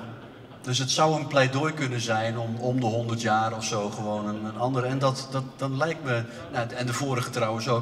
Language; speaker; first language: Dutch; native; Dutch